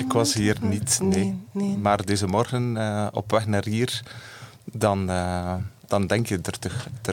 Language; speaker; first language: Dutch; native; Dutch